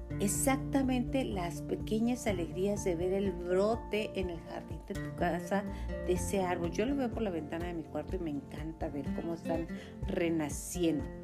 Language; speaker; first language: Spanish; native; Spanish